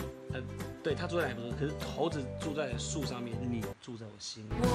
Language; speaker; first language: Chinese; non-native, fluent; Korean